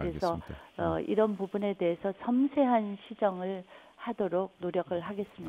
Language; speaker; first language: Korean; native; Korean